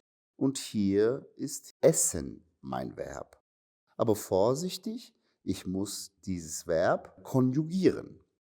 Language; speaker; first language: German; non-native, fluent; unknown